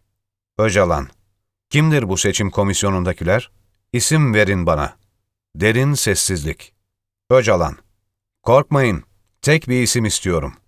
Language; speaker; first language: Turkish; native; Turkish